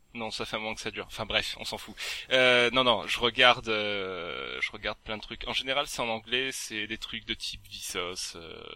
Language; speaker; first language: French; native; French